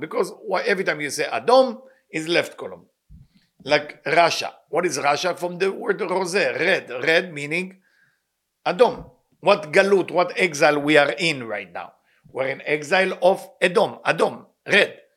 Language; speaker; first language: English; non-native, fluent; Hebrew